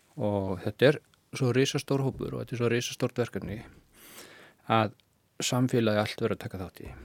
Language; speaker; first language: Icelandic; native; Icelandic